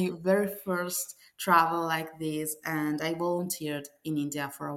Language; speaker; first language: English; non-native, fluent; Italian